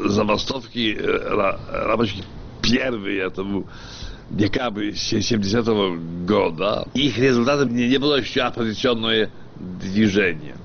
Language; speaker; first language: Russian; non-native, fluent; Polish